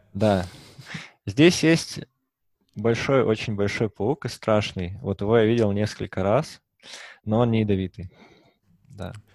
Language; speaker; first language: Russian; native; Russian